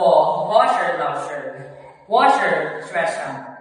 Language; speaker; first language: Chinese; non-native, learner; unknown